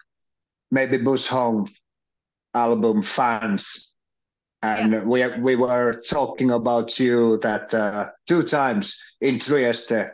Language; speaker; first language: English; non-native, learner; Finnish